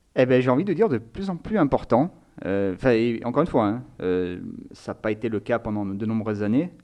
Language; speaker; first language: French; native; French